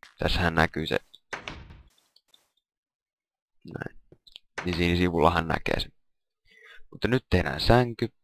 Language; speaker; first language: Finnish; native; Finnish